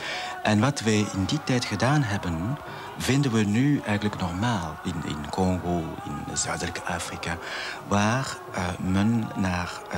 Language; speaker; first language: Dutch; non-native, fluent; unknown